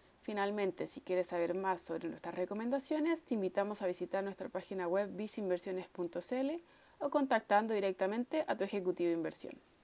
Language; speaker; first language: Spanish; native; Spanish